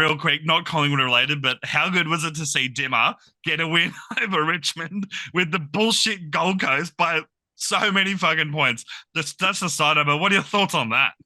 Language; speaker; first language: English; native; English